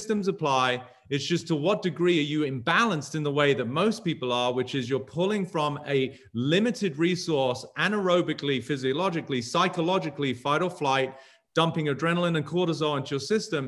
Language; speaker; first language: English; native; English